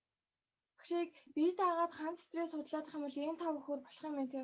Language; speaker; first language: Mongolian; native; Mongolian